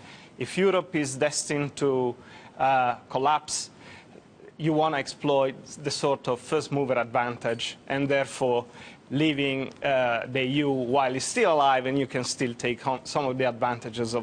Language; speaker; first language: English; non-native, fluent; Italian